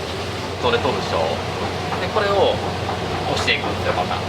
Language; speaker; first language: Japanese; native; Japanese